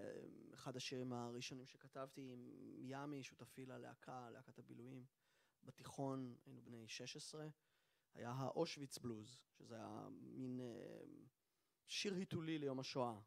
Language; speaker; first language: Hebrew; native; Hebrew